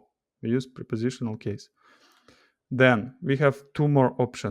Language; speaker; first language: English; non-native, fluent; Russian